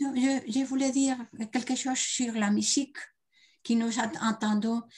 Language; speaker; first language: French; non-native, learner; Spanish